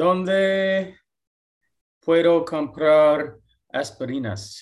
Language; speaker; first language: Spanish; non-native, learner; English